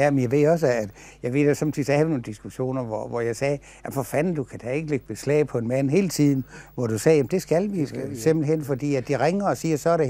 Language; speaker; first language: Danish; native; Danish